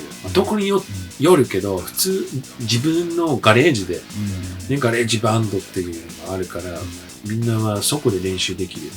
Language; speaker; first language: Japanese; early bilingual, heritage; English